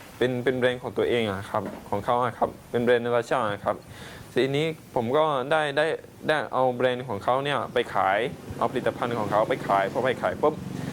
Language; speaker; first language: Thai; non-native, local second language; Pattani Malay